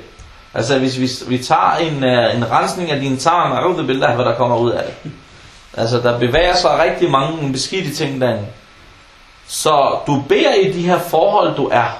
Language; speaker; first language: Danish; non-native, fluent; Arabic